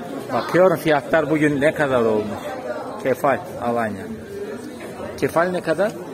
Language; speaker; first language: Turkish; non-native, learner; Russian